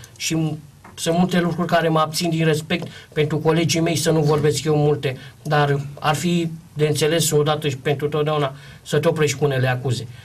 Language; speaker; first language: Romanian; native; Romanian